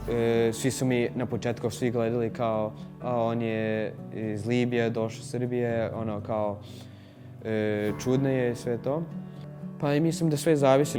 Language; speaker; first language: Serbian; non-native, learner; Arabic